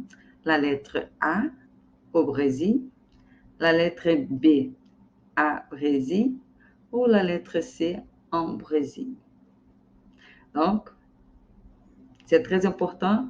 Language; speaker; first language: French; non-native, fluent; Portuguese